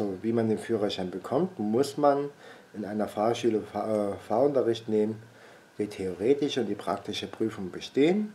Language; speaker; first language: German; native; German